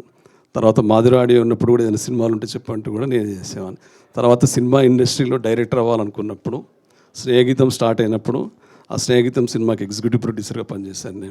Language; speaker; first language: Telugu; native; Telugu